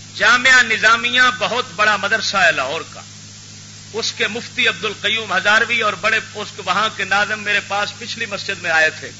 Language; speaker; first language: Urdu; non-native, local second language; Punjabi